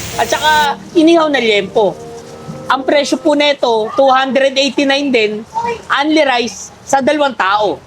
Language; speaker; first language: Filipino; native; Filipino